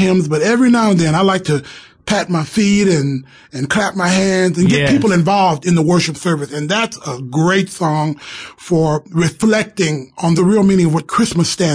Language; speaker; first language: English; native; English